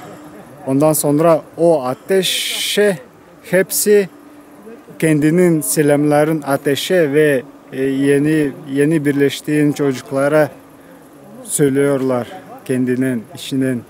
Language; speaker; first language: Turkish; non-native, learner; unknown